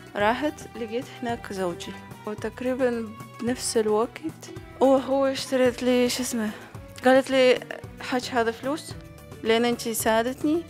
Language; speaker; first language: Arabic; non-native, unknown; Russian